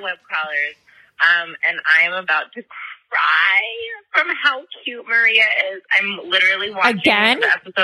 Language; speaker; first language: English; native; English